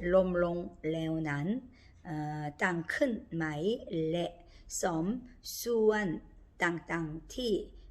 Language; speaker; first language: Thai; non-native, learner; Korean